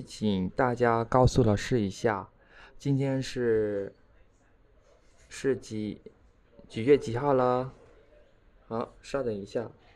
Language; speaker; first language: Chinese; non-native, fluent; Khmer